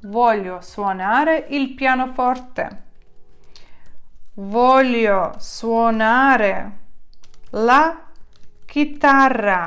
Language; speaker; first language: Italian; non-native, fluent; Ukrainian